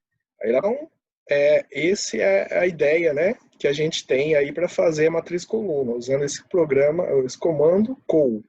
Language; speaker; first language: Portuguese; native; Portuguese